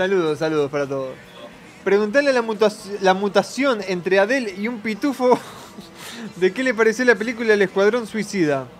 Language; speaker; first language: Spanish; native; Spanish